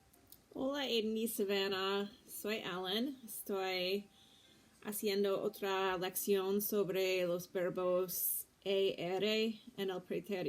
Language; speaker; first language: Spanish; non-native, fluent; English